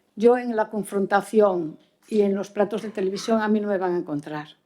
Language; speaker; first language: Spanish; native; Spanish